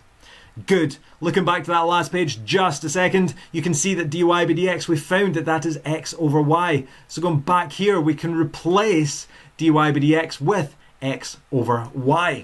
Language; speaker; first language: English; native; English